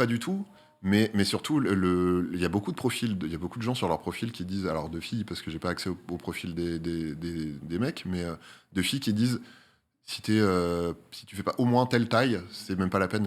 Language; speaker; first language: French; native; French